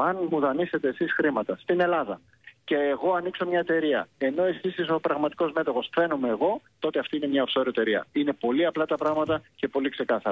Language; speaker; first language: Greek; native; Greek